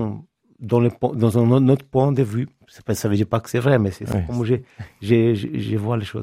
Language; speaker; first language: French; non-native, fluent; Portuguese